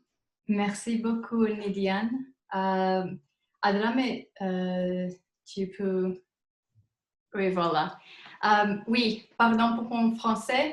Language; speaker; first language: French; non-native, fluent; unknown